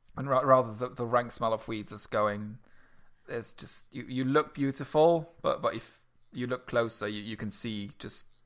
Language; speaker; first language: English; non-native, fluent; Luxembourgish